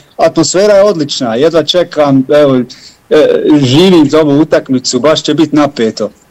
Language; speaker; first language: Bosnian; early bilingual, heritage; Bosnian